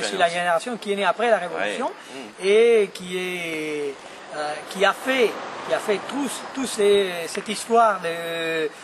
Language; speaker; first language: French; non-native, fluent; Spanish